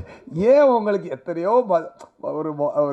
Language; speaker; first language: Tamil; native; Tamil